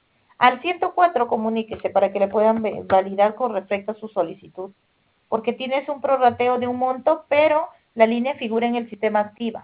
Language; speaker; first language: Spanish; native; Spanish